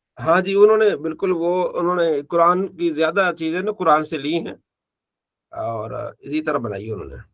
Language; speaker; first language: Urdu; native; Urdu